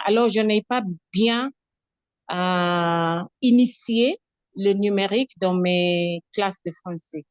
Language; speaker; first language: French; non-native, fluent; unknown